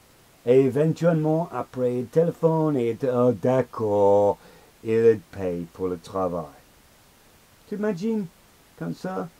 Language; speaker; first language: French; non-native, learner; English